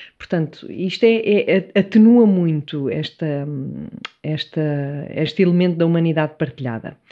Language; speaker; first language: Portuguese; native; Portuguese